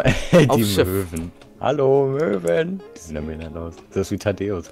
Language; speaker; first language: German; native; German